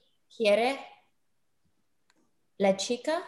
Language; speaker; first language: Spanish; non-native, learner; English